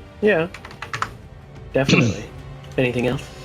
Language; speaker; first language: English; native; English